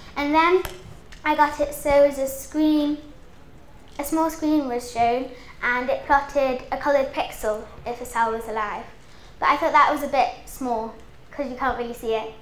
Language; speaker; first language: English; native; English